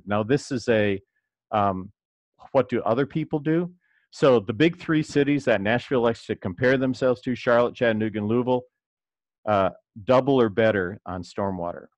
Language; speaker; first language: English; native; English